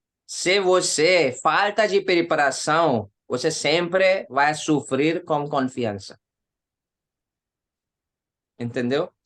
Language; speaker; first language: Portuguese; non-native, learner; Hindi